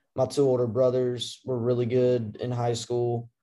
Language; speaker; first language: English; native; English